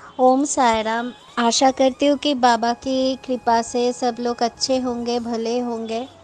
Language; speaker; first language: Hindi; non-native, local second language; Bangla